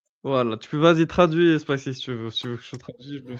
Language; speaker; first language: French; native; French